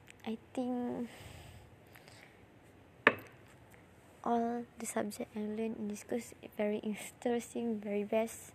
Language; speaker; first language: English; non-native, learner; Malay